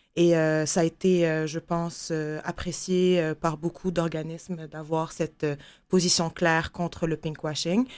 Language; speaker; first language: French; non-native, local second language; Arabic